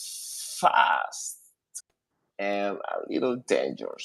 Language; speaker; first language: English; non-native, learner; Spanish